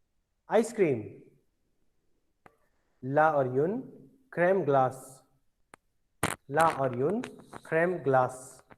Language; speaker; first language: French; non-native, fluent; Hindi